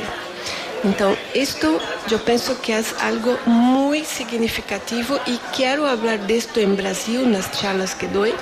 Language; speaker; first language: Spanish; non-native, fluent; Portuguese